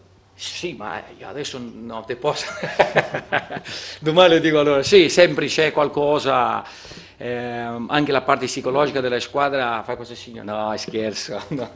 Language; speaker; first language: Italian; non-native, fluent; Portuguese